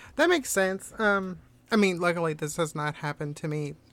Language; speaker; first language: English; early bilingual, other home language; German